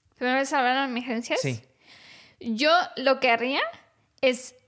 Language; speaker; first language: Spanish; non-native, fluent; Romanian